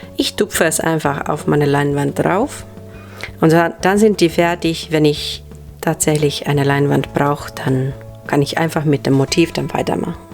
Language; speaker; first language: German; non-native, fluent; Finnish